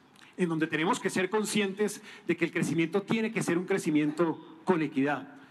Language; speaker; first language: Spanish; native; Spanish